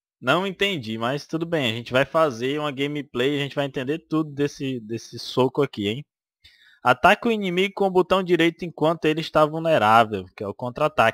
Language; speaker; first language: Portuguese; native; Portuguese